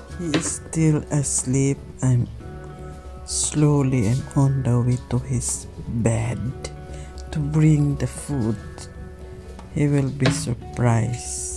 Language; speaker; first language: English; non-native, local second language; Filipino